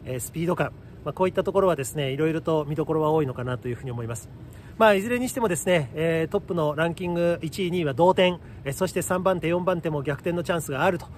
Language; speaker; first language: Japanese; native; Japanese